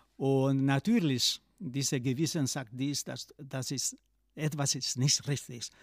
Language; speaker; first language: German; non-native, fluent; Spanish